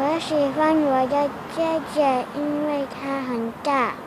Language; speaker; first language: Chinese; non-native, learner; English